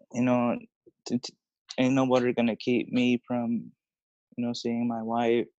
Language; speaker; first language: English; early bilingual, other home language; Spanish